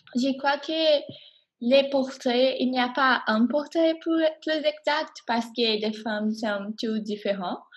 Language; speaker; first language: French; non-native, learner; English